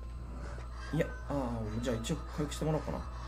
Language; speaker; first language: Japanese; native; Japanese